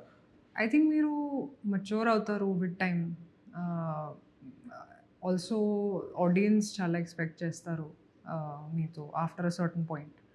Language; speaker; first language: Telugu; non-native, local second language; Hindi